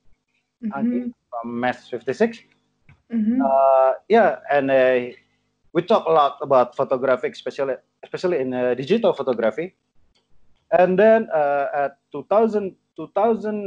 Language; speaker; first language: English; non-native, learner; Indonesian